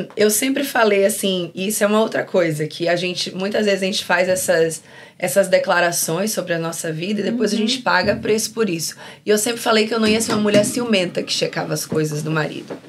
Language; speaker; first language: Portuguese; native; Portuguese